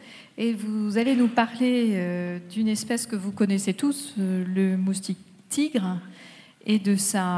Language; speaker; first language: French; native; French